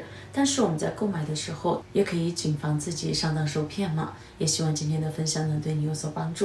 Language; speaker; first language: Chinese; native; Chinese